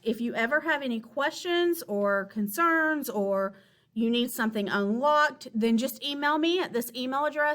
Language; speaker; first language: English; native; English